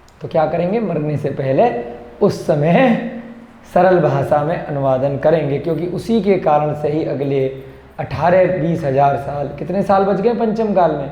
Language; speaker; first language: Hindi; native; Hindi